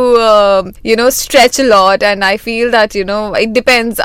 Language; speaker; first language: English; non-native, local second language; Hindi